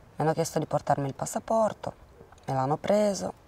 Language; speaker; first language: Italian; non-native, fluent; Romanian